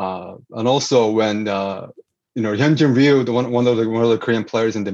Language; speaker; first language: English; non-native, fluent; Korean